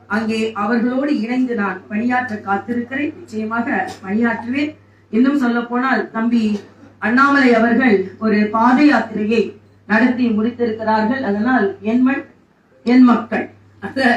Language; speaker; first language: Tamil; native; Tamil